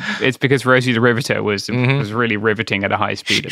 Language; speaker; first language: English; native; English